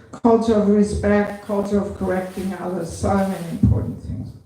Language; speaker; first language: English; non-native, fluent; German